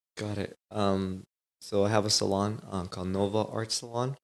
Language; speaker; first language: English; non-native, fluent; Spanish